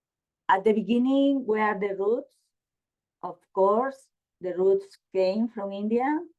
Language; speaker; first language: English; non-native, learner; Spanish